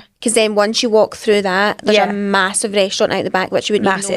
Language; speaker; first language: English; native; English